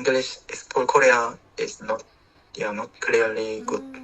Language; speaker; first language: English; non-native, learner; Korean